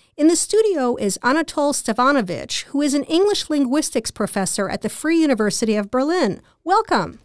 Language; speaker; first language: English; native; English